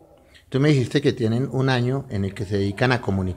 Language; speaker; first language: Spanish; native; Spanish